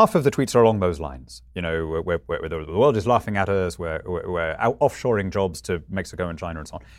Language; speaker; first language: English; native; English